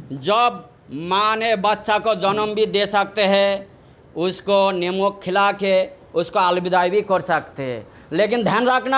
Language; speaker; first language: Hindi; non-native, local second language; Bangla